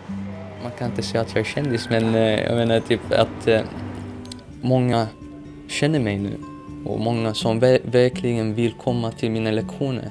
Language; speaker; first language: Swedish; non-native, fluent; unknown